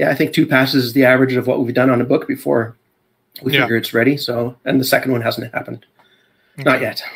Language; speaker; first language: English; native; English